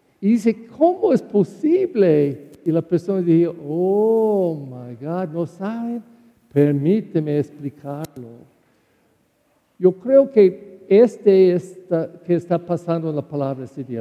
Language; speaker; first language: Spanish; non-native, learner; English